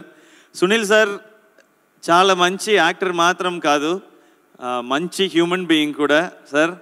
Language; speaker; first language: Telugu; non-native, learner; Tamil